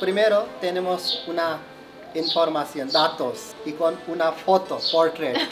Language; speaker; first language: Spanish; non-native, learner; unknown